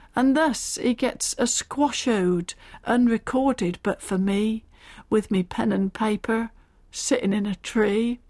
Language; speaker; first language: English; native; English